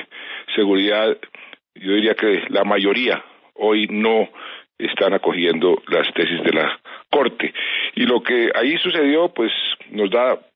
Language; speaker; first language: Spanish; native; Spanish